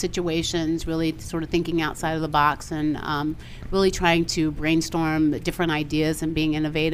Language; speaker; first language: English; native; English